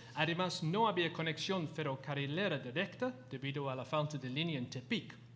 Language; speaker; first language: Spanish; non-native, fluent; English